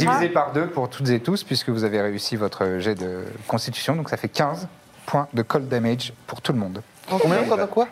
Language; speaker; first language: French; native; French